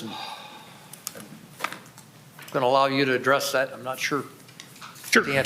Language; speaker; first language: English; native; English